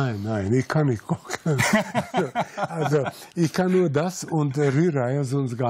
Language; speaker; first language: German; non-native, fluent; Serbian